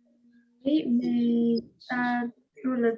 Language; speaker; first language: French; non-native, learner; Chinese